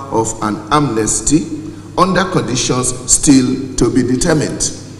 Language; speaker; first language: English; non-native, local second language; Yoruba